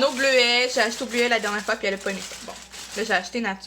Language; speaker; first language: French; native; French